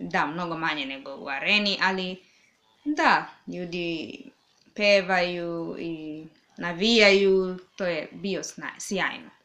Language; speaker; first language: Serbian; non-native, learner; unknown